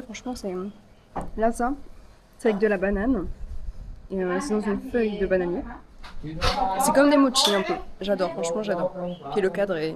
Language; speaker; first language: French; native; French